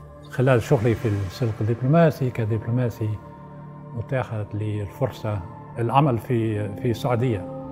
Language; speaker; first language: Arabic; non-native, fluent; Dutch